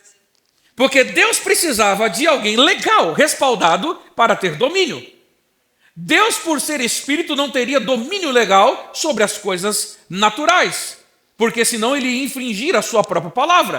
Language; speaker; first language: Portuguese; native; Portuguese